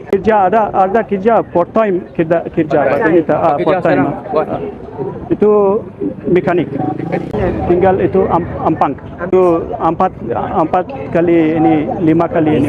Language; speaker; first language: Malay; non-native, learner; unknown